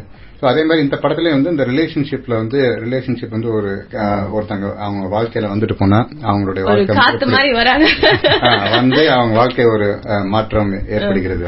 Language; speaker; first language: Tamil; native; Tamil